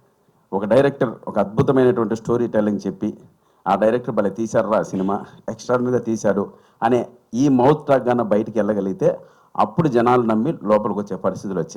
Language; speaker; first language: Telugu; native; Telugu